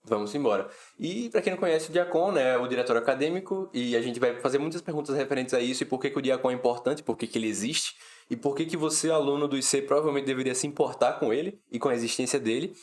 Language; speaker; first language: Portuguese; native; Portuguese